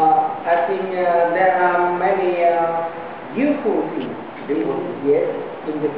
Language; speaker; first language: English; non-native, learner; Vietnamese